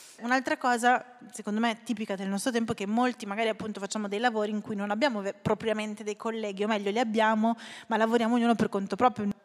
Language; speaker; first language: Italian; native; Italian